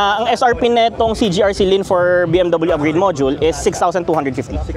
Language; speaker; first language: Filipino; native; Filipino